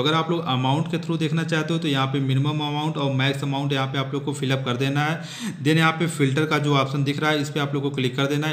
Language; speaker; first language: Hindi; native; Hindi